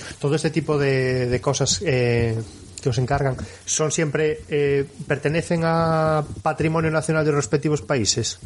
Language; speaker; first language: Spanish; native; Spanish